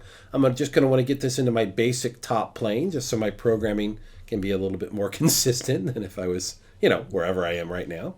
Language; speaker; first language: English; native; English